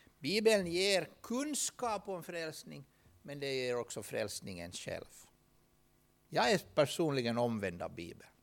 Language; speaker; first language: Swedish; native; Swedish